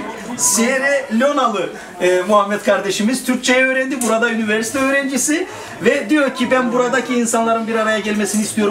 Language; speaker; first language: Turkish; native; Turkish